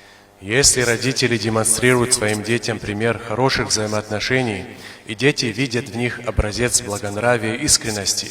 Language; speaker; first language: Russian; non-native, local second language; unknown